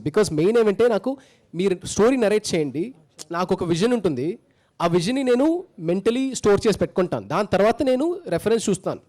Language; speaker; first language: Telugu; early bilingual, heritage; Telugu